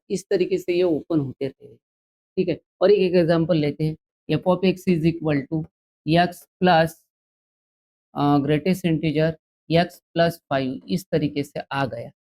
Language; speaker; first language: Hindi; non-native, local second language; Marathi